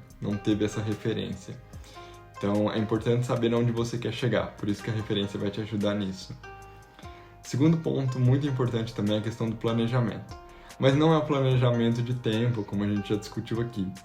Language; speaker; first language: Portuguese; native; Portuguese